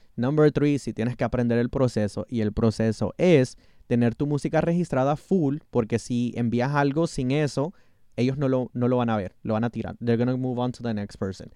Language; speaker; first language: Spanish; early bilingual, heritage; Spanish